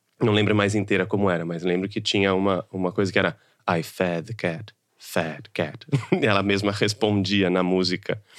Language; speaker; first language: Portuguese; native; Portuguese